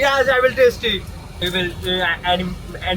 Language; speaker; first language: English; non-native, learner; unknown